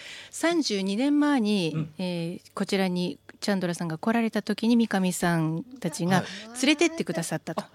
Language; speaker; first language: Japanese; native; Japanese